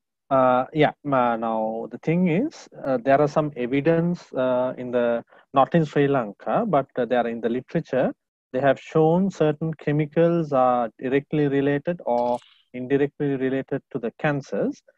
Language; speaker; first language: English; non-native, local second language; Sinhala